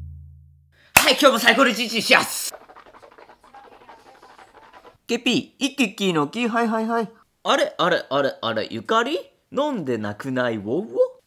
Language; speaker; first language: Japanese; native; Japanese